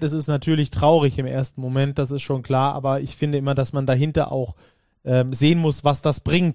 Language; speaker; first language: German; native; German